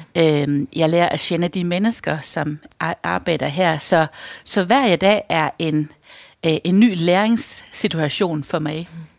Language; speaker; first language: Danish; native; Danish